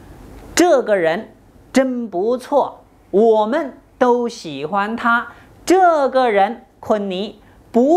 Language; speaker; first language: Chinese; non-native, fluent; Thai